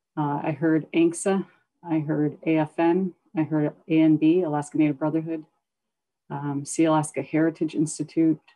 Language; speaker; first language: English; native; English